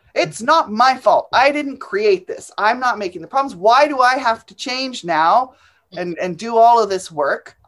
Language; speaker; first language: English; native; English